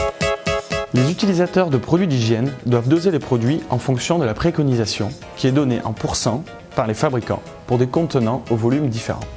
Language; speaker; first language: French; native; French